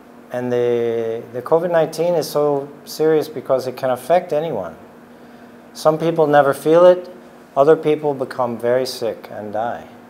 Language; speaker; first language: English; native; English